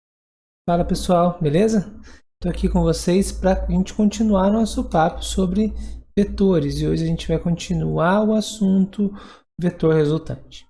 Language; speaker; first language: Portuguese; native; Portuguese